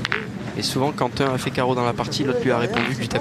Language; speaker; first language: French; native; French